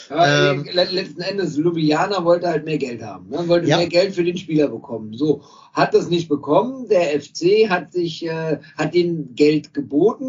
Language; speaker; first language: German; native; German